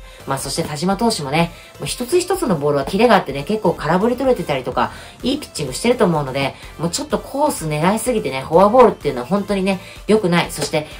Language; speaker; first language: Japanese; native; Japanese